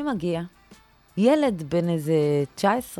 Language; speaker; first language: Hebrew; native; Hebrew